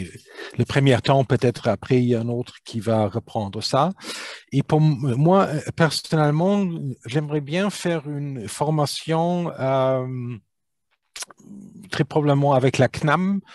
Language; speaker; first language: French; non-native, fluent; German